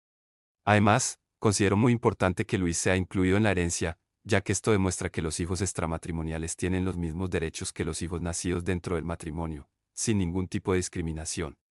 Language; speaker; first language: Spanish; native; Spanish